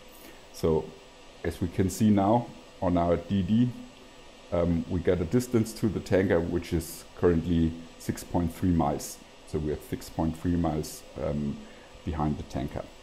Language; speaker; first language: English; non-native, fluent; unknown